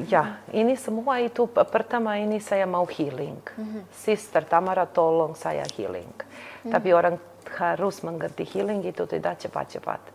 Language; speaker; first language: Indonesian; non-native, learner; Serbian